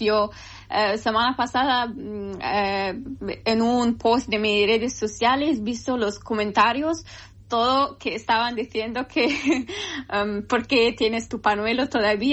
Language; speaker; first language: Spanish; non-native, learner; Persian